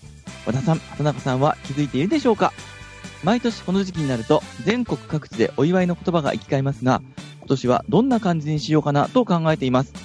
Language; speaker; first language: Japanese; native; Japanese